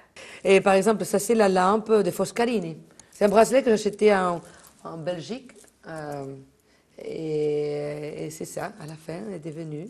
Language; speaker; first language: French; non-native, fluent; Spanish